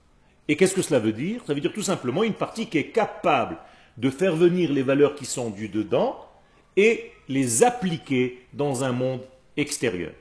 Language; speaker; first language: French; native; French